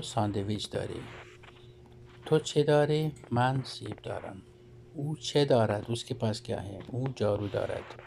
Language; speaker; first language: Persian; non-native, fluent; Urdu